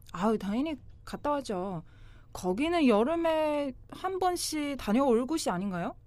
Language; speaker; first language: Korean; non-native, fluent; Chinese